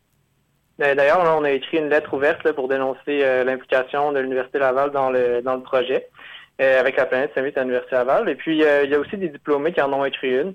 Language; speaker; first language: French; native; French